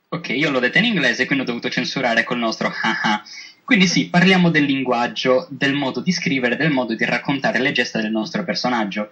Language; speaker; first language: Italian; native; Italian